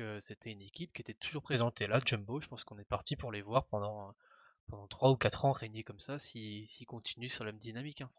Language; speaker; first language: French; native; French